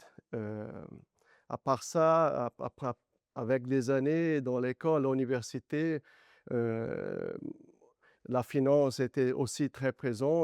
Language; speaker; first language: French; non-native, learner; Portuguese